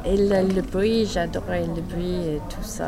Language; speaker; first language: French; non-native, learner; English